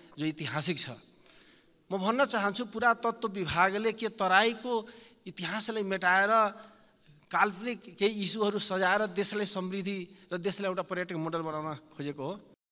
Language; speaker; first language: Nepali; non-native, local second language; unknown